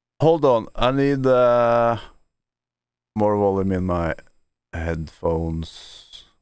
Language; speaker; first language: English; non-native, fluent; Norwegian